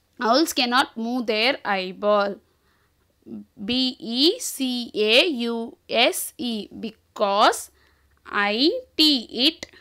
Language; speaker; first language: English; non-native, local second language; Tamil